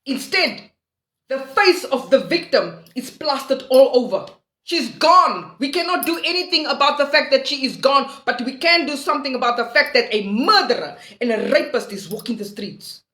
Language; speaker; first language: English; non-native, local second language; Afrikaans